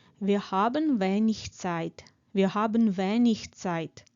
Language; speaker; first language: German; non-native, fluent; Ukrainian